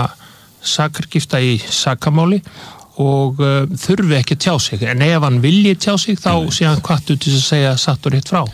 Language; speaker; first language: Icelandic; native; Icelandic